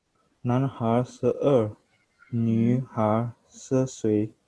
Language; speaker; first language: Chinese; non-native, learner; Indonesian